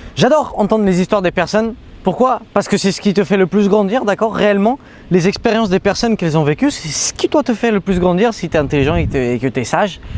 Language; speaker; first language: French; native; French